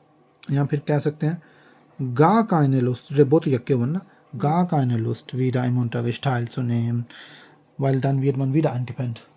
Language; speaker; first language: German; non-native, learner; Urdu